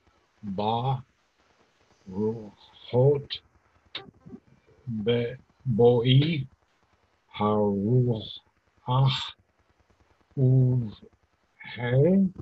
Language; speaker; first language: Hebrew; non-native, learner; English